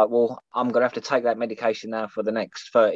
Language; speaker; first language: English; native; English